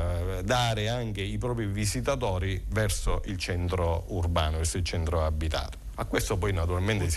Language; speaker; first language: Italian; native; Italian